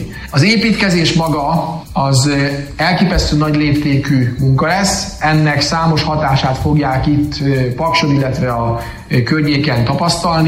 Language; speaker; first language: Hungarian; native; Hungarian